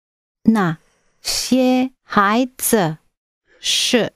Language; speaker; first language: Chinese; non-native, learner; English